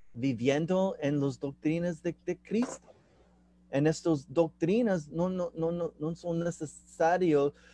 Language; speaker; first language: Spanish; non-native, learner; English